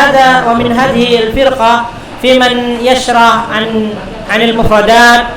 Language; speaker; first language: Arabic; non-native, fluent; Indonesian